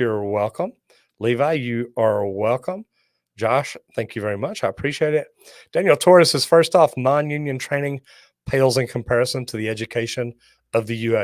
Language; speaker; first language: English; native; English